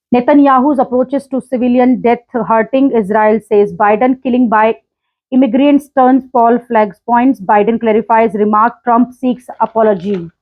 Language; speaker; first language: English; non-native, local second language; Hindi